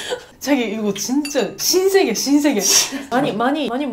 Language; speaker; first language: Korean; non-native, fluent; Japanese